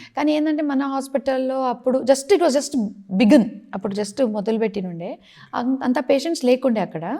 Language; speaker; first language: Telugu; non-native, fluent; Marathi